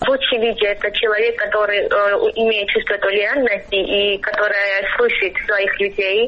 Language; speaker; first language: Russian; non-native, fluent; Georgian